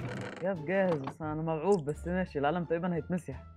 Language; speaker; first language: Arabic; native; Arabic